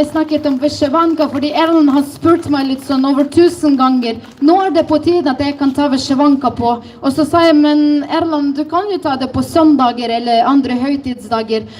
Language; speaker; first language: Norwegian; non-native, fluent; Ukrainian